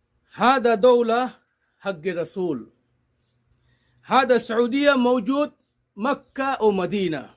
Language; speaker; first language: Arabic; non-native, learner; Bangla